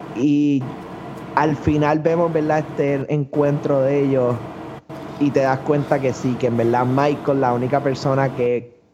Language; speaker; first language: Spanish; early bilingual, other home language; English